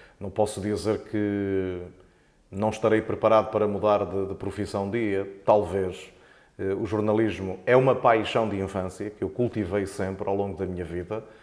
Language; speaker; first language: Portuguese; native; Portuguese